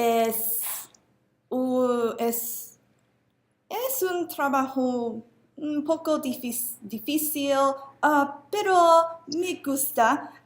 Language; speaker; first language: Spanish; non-native, learner; English